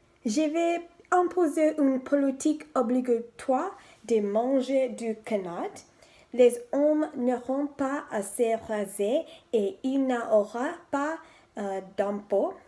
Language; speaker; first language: French; non-native, fluent; English